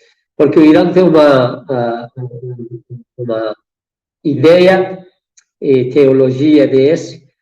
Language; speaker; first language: Portuguese; non-native, fluent; Persian